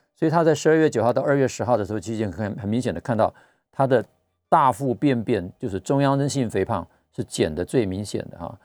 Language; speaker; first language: Chinese; native; Chinese